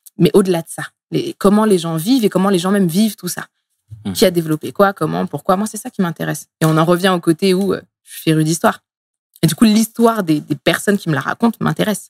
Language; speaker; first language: French; early bilingual, other home language; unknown